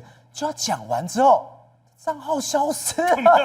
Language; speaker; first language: Chinese; native; Chinese